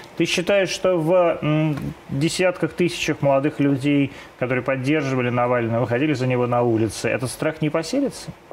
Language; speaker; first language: Russian; native; Russian